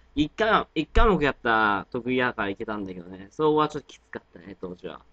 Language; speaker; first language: Japanese; native; Japanese